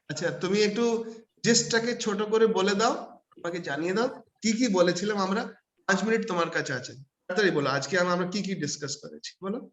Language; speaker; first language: Bangla; non-native, local second language; Hindi